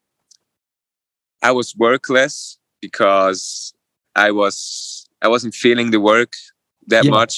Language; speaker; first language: English; non-native, fluent; Swiss German